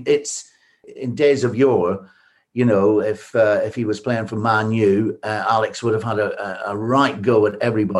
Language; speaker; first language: English; native; English